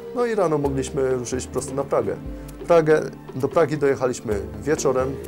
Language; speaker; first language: Polish; native; Polish